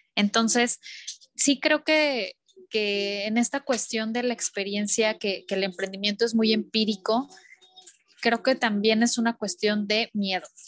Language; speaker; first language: Spanish; native; Spanish